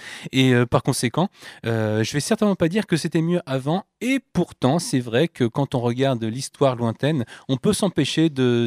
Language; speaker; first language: French; native; French